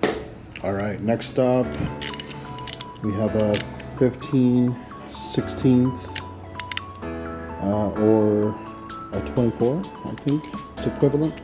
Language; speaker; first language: English; native; English